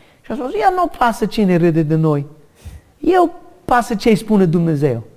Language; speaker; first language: Romanian; non-native, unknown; English